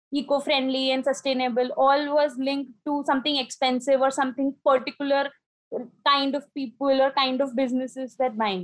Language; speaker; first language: English; non-native, local second language; Marathi